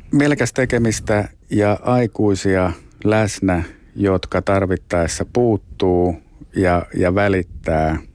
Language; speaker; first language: Finnish; native; Finnish